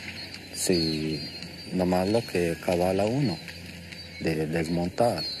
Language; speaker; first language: Spanish; non-native, local second language; Plautdietsch